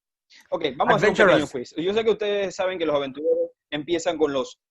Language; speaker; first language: Spanish; native; Spanish